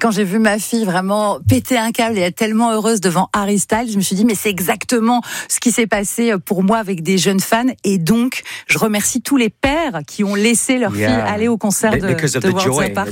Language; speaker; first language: French; native; French